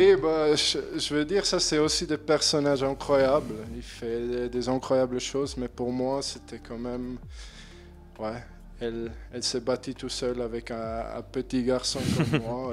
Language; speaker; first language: French; non-native, learner; German